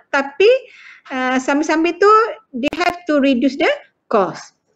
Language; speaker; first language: English; non-native, local second language; Malay